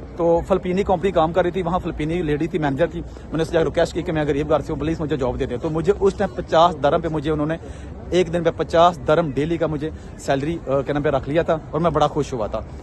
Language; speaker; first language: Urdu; non-native, local second language; Punjabi